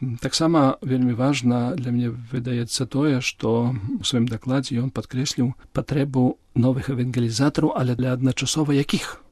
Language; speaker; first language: Belarusian; non-native, local second language; Polish